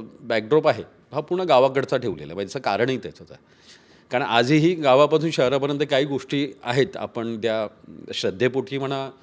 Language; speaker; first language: Marathi; native; Marathi